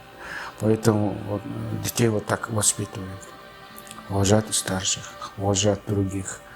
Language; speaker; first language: Russian; non-native, fluent; Mongolian